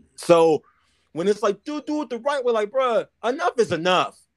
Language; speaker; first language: English; native; English